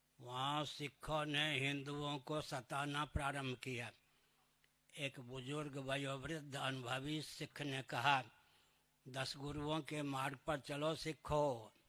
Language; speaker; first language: Hindi; native; Hindi